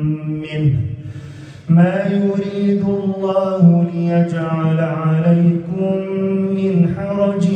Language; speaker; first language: Arabic; native; Arabic